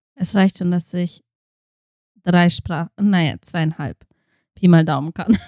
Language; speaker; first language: German; early bilingual, other home language; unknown